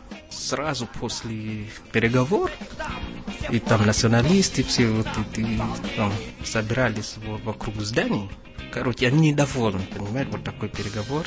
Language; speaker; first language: Russian; non-native, fluent; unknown